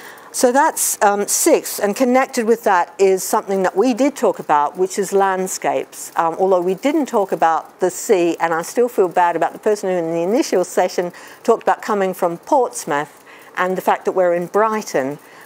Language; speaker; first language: English; native; English